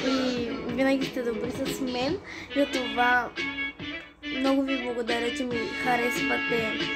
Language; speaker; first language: Bulgarian; early bilingual, heritage; Bulgarian